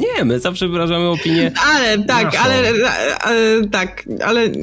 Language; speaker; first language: Polish; native; Polish